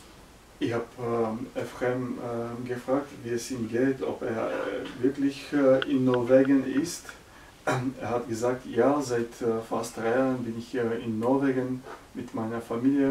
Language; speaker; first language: German; non-native, learner; Bulgarian